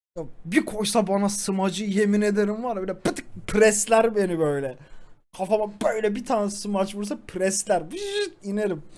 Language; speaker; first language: Turkish; native; Turkish